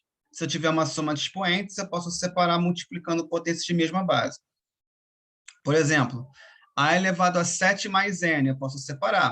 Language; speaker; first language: Portuguese; native; Portuguese